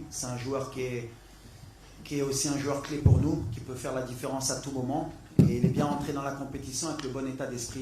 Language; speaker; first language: French; native; French